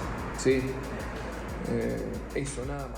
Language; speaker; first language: Portuguese; non-native, learner; Spanish